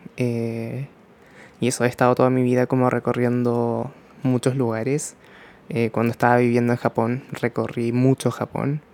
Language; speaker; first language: Spanish; early bilingual, other home language; Japanese